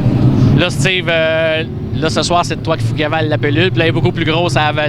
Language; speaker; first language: French; native; French